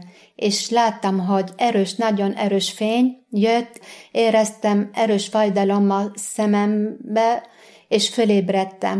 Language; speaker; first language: Hungarian; non-native, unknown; Arabic